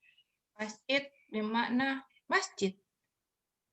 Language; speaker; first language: Indonesian; native; Indonesian